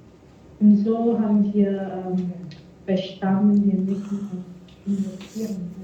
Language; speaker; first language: German; non-native, fluent; French